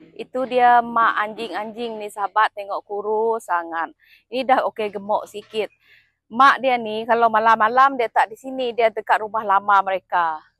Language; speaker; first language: Malay; native; Malay